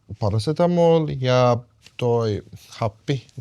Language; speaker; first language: Finnish; non-native, learner; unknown